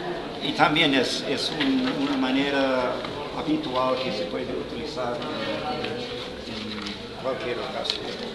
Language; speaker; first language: Spanish; non-native, fluent; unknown